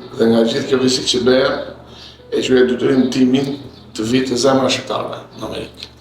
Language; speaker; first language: Albanian; native; Albanian